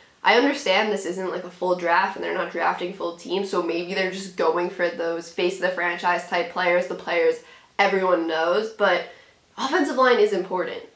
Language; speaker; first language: English; native; English